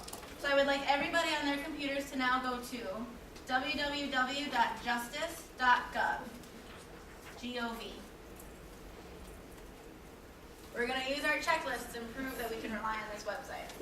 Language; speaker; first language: English; native; English